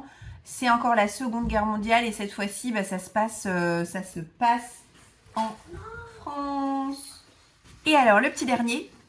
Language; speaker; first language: French; native; French